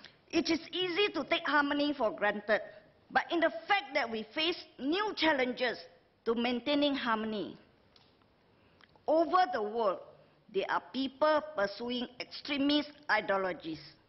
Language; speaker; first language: English; non-native, local second language; Chinese